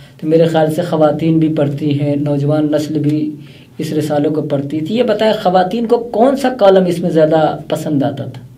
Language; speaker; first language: Urdu; native; Urdu